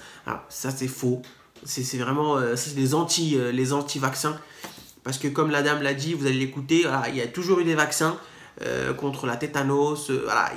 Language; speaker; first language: French; native; French